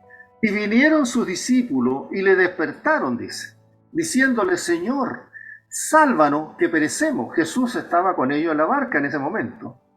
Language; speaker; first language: Spanish; native; Spanish